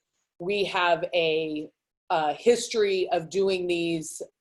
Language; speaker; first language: English; native; English